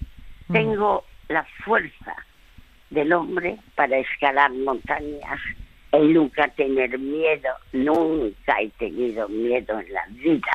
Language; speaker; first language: Spanish; early bilingual, other home language; French